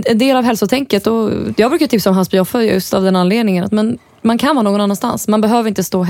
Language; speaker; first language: Swedish; native; Swedish